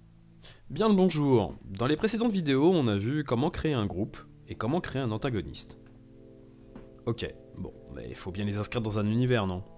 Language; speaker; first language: French; native; French